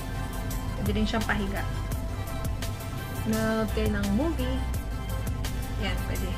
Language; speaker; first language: Filipino; native; Filipino